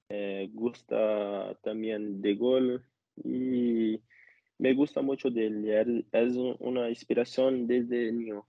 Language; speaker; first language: Spanish; non-native, learner; Portuguese